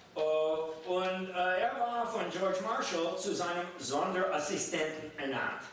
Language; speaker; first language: German; non-native, fluent; English